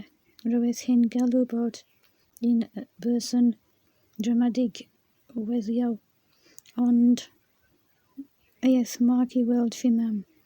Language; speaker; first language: Welsh; non-native, learner; English